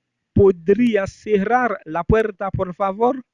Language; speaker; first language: Spanish; non-native, fluent; Haitian Creole